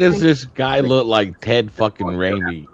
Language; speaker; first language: English; native; English